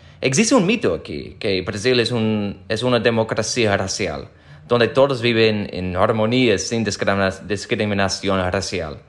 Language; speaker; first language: Spanish; non-native, fluent; English